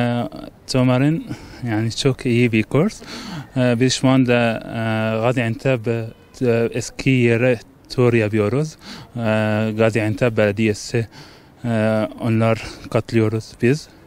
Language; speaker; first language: Turkish; non-native, learner; Arabic